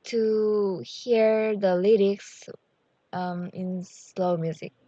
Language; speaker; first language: English; non-native, learner; Korean